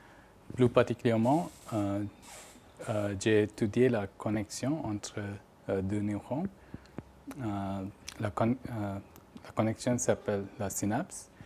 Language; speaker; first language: French; non-native, fluent; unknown